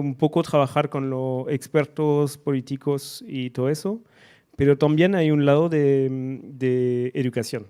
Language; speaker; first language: Spanish; non-native, fluent; French